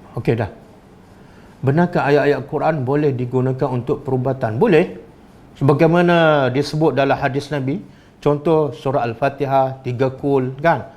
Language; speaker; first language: Malay; native; Malay